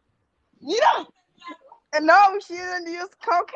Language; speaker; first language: English; non-native, local second language; Spanish